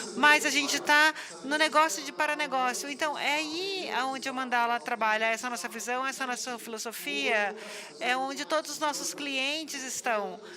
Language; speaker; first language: Portuguese; non-native, fluent; English